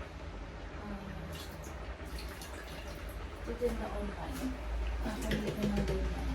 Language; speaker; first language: Filipino; native; Filipino